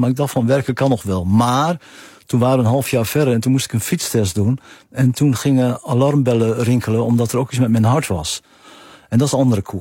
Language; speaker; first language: Dutch; native; Dutch